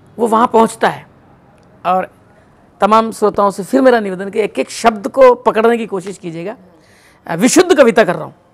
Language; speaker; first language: Hindi; native; Hindi